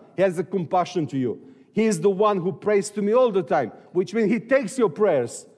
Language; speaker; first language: English; non-native, fluent; Serbian